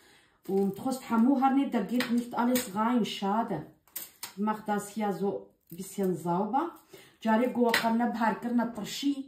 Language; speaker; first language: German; non-native, learner; Kurdish